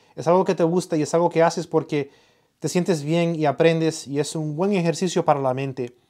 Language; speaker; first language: Spanish; early bilingual, heritage; Spanish